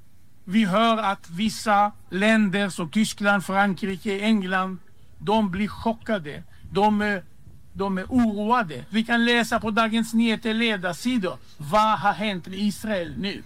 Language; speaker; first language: Swedish; non-native, fluent; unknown